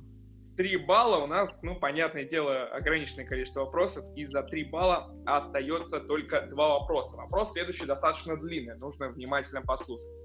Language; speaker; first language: Russian; native; Russian